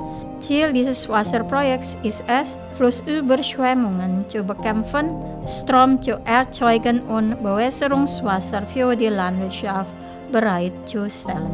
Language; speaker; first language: German; non-native, fluent; Indonesian